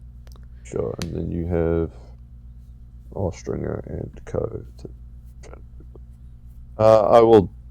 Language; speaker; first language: English; native; English